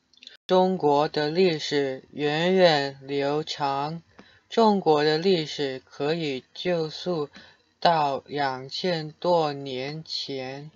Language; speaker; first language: Chinese; non-native, learner; English